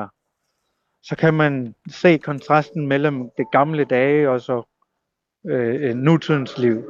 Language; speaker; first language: Danish; non-native, local second language; Kalaallisut